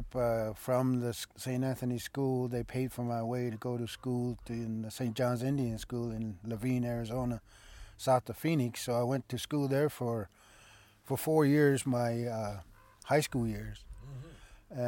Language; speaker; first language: English; early bilingual, other home language; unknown